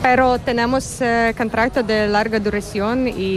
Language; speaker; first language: Spanish; non-native, learner; Ukrainian